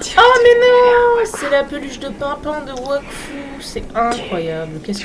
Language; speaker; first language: French; native; French